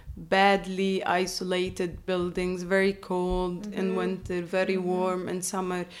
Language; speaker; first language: English; non-native, fluent; Arabic